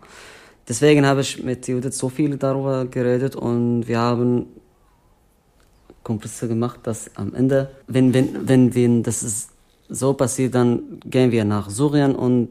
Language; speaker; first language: German; non-native, fluent; Arabic